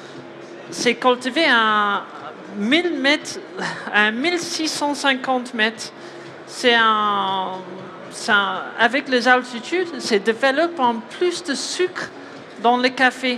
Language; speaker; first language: French; non-native, learner; English